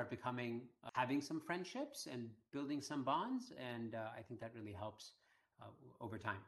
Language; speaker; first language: English; early bilingual, other home language; Hindi